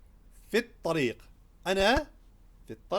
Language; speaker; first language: Arabic; non-native, fluent; Urdu